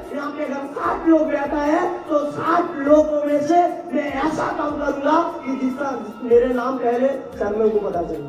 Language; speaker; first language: Hindi; non-native, local second language; Bangla